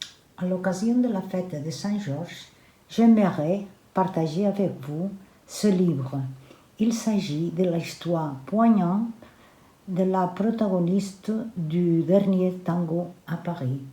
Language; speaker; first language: French; non-native, learner; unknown